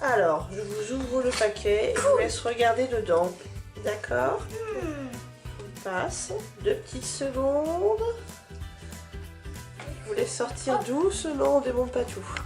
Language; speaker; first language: French; native; French